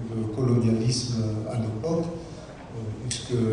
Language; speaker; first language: French; non-native, local second language; Arabic